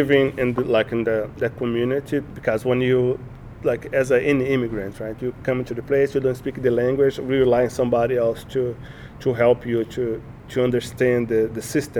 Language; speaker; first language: English; non-native, learner; Portuguese